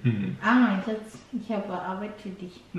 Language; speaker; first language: German; non-native, learner; Cebuano